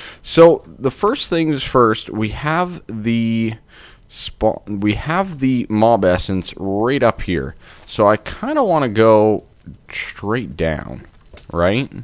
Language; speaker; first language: English; native; English